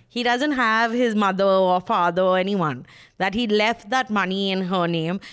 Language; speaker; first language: English; native; English